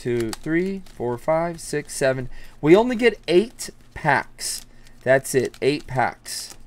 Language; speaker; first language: English; native; English